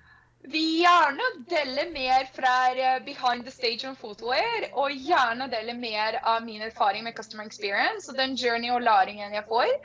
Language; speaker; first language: Norwegian; non-native, fluent; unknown